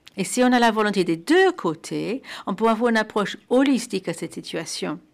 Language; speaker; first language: French; non-native, fluent; Portuguese